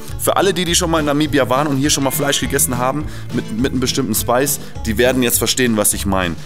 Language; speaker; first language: German; native; German